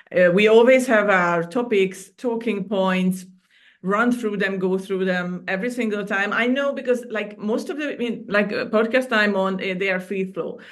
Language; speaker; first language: English; non-native, fluent; Hungarian